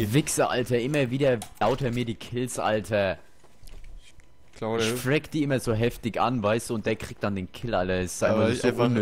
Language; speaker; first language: German; native; German